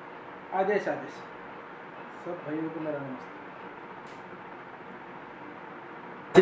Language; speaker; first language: Hindi; non-native, local second language; Marathi